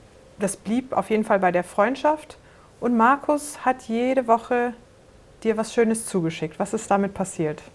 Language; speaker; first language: German; native; German